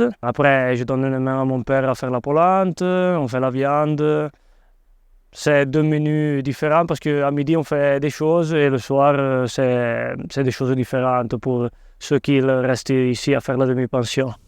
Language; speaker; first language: French; non-native, local second language; Italian